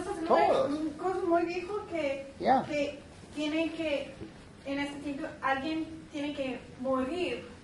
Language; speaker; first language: Spanish; non-native, learner; English